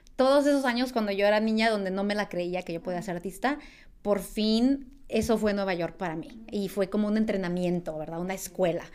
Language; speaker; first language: Spanish; early bilingual, heritage; Spanish